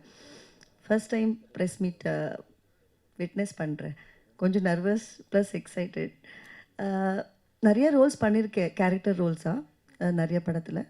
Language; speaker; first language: Tamil; non-native, fluent; Kannada